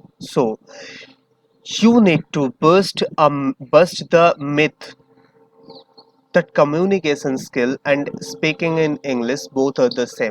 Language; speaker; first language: English; non-native, learner; Hindi